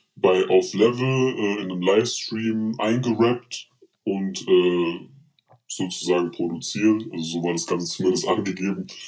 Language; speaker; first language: German; early bilingual, other home language; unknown